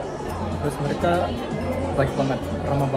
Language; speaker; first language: Indonesian; non-native, fluent; Japanese